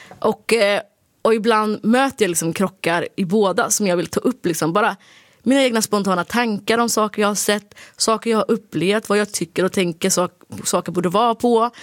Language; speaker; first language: Swedish; early bilingual, other home language; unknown